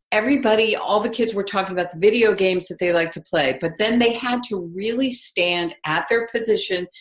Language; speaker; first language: English; native; English